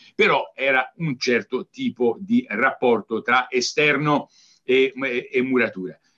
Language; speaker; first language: Italian; native; Italian